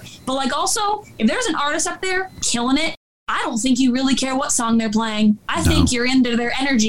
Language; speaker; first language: English; native; English